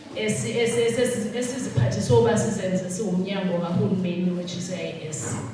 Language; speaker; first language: Zulu; non-native, local second language; Xhosa